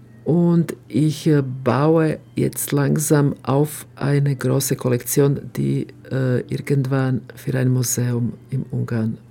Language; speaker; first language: German; non-native, fluent; Croatian